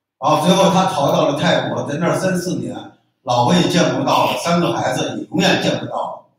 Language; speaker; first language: Chinese; native; Chinese